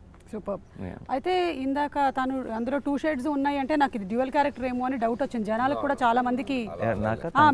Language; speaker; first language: Telugu; native; Telugu